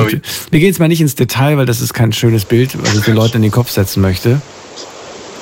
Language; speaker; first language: German; native; German